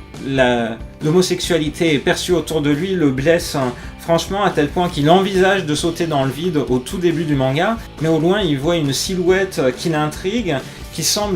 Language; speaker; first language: French; native; French